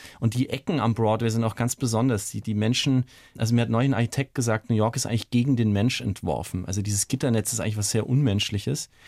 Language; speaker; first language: German; native; German